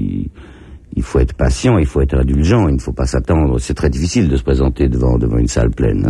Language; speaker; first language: French; native; French